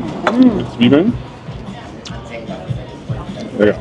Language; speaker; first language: German; native; German